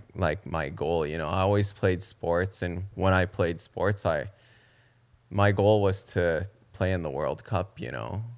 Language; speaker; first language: English; early bilingual, other home language; Japanese